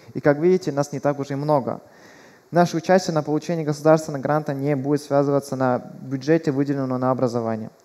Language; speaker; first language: Russian; early bilingual, other home language; Persian